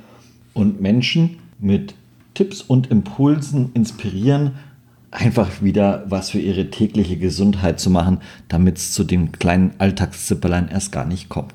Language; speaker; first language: German; native; German